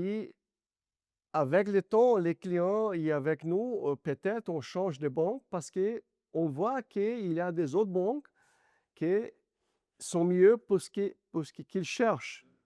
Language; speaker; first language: French; non-native, fluent; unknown